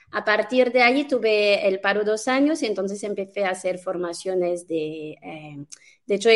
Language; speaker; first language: Spanish; non-native, fluent; French